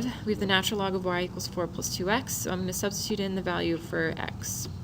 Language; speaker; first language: English; native; English